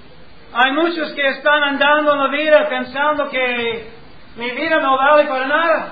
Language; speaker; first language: Spanish; non-native, learner; English